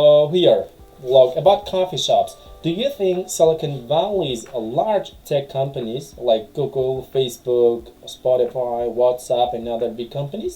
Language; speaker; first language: English; non-native, fluent; Tajik